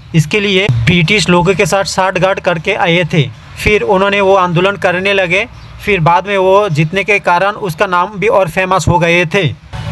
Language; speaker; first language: Hindi; non-native, local second language; Bangla